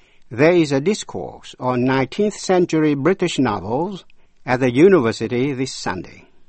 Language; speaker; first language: English; non-native, fluent; Vietnamese